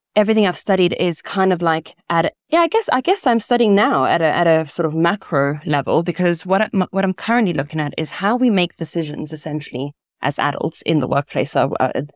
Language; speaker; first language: English; early bilingual, other home language; Italian